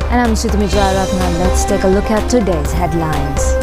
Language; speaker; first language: English; non-native, local second language; Sinhala